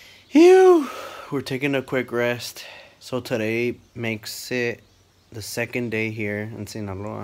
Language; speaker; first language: English; early bilingual, other home language; Spanish